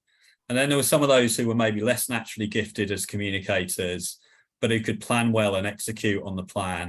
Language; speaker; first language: English; native; English